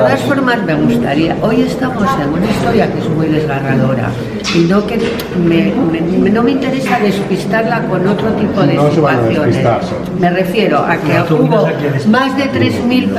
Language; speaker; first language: Spanish; native; Spanish